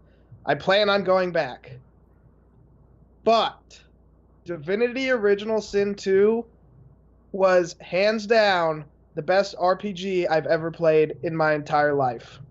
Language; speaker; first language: English; native; English